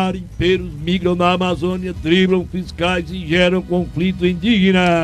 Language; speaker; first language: Portuguese; native; Portuguese